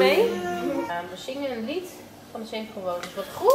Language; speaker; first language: Dutch; native; Dutch